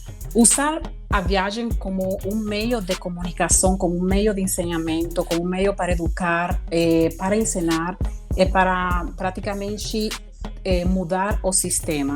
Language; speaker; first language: Portuguese; non-native, fluent; Spanish